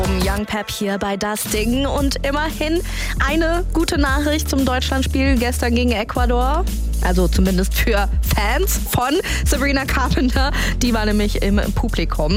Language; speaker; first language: German; native; German